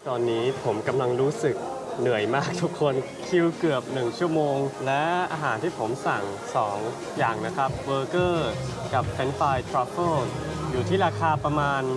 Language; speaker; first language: Thai; non-native, fluent; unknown